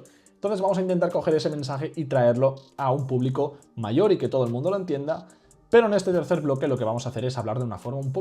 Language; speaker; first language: Spanish; native; Spanish